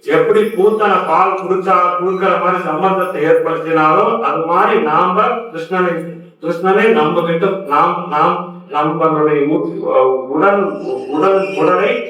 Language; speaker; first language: Tamil; native; Tamil